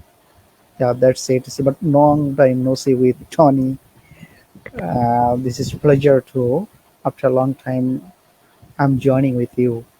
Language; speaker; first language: English; non-native, learner; Bangla